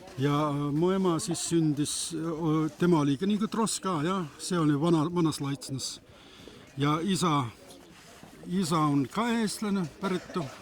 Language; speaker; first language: Estonian; early bilingual, heritage; Estonian